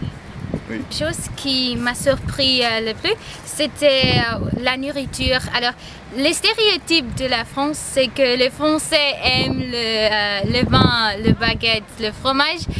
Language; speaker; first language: French; non-native, learner; English